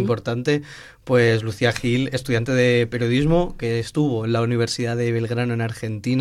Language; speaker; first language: Spanish; native; Spanish